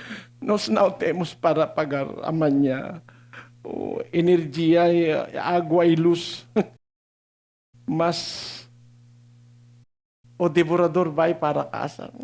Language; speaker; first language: Portuguese; non-native, learner; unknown